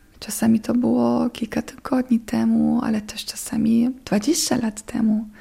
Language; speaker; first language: Polish; non-native, fluent; German